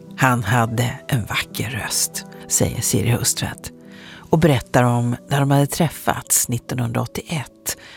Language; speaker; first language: Swedish; native; Swedish